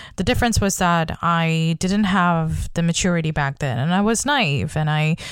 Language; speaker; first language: English; non-native, local second language; Bangla